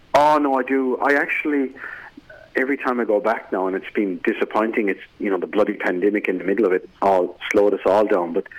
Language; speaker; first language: English; native; English